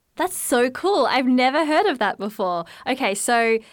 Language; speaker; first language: English; native; English